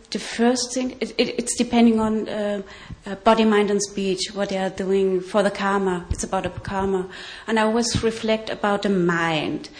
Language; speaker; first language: English; non-native, fluent; German